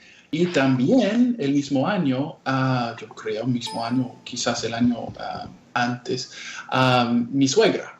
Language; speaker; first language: Spanish; non-native, fluent; English